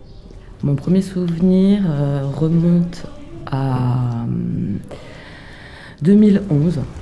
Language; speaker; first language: French; native; French